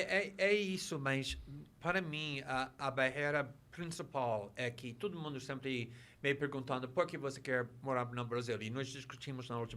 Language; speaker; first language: Portuguese; non-native, fluent; English